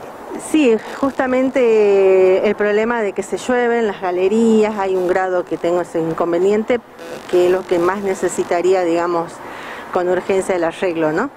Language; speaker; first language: Spanish; native; Spanish